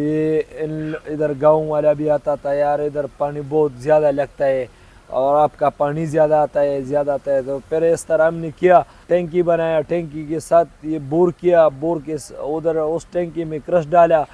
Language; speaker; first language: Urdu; non-native, local second language; Pashto